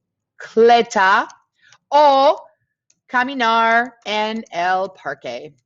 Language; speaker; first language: Spanish; non-native, fluent; English